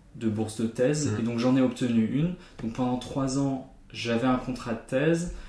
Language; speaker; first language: French; non-native, fluent; German